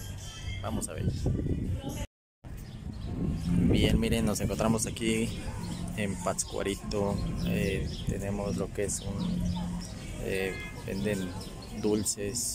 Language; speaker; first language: Spanish; native; Spanish